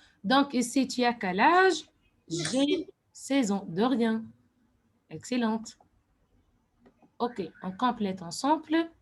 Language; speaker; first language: French; non-native, fluent; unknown